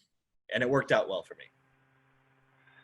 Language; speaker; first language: English; native; English